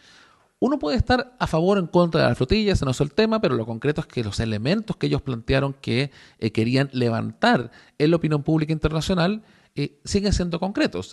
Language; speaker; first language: Spanish; native; Spanish